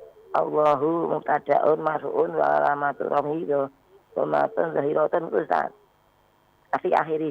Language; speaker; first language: Arabic; non-native, learner; Indonesian